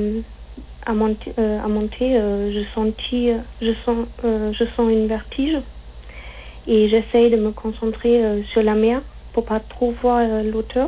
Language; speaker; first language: French; non-native, fluent; German